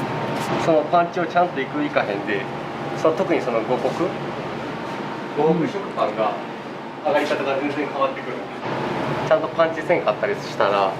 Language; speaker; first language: Japanese; native; Japanese